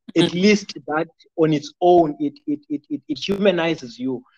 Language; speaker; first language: English; non-native, local second language; Xhosa